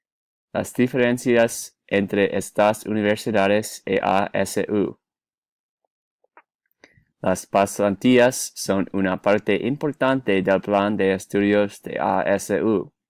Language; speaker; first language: Spanish; non-native, learner; English